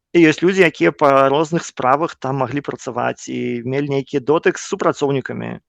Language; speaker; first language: Belarusian; non-native, local second language; Russian